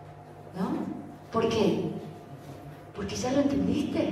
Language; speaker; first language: Spanish; native; Spanish